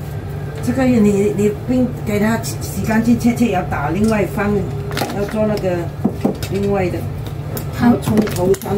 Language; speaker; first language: Chinese; non-native, local second language; Cantonese